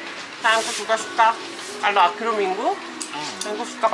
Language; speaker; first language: Indonesian; non-native, learner; Korean